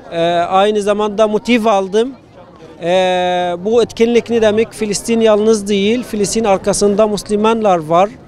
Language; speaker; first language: Turkish; non-native, fluent; Arabic